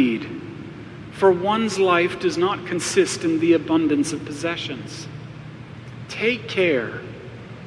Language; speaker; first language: English; native; English